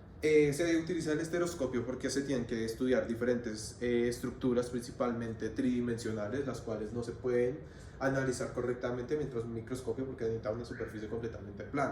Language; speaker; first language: Spanish; native; Spanish